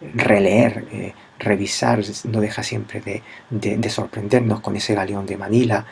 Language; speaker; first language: Spanish; native; Spanish